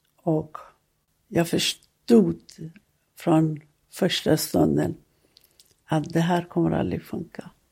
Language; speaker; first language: Swedish; non-native, fluent; Persian